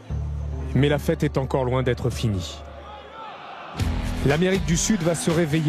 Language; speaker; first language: French; native; French